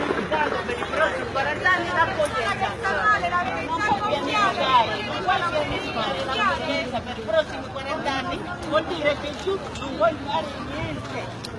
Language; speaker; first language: Italian; non-native, fluent; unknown